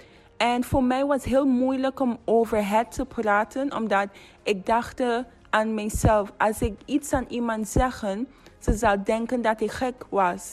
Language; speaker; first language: Dutch; non-native, fluent; English